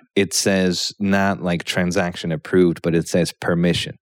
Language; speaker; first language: English; early bilingual, other home language; Polish